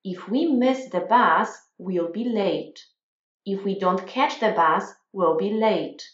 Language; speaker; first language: English; non-native, fluent; Polish